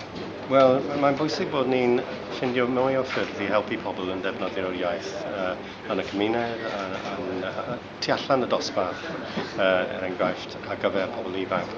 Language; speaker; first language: Welsh; non-native, learner; English